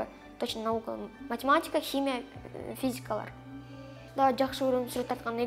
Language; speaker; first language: Kyrgyz; non-native, local second language; Russian